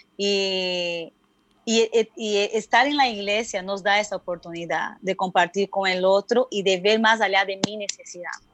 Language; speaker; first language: Spanish; non-native, fluent; Portuguese